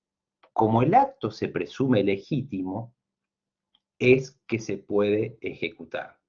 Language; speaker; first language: Spanish; native; Spanish